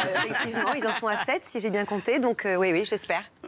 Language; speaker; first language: French; native; French